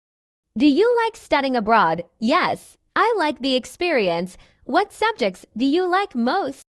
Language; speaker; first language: English; non-native, fluent; Burmese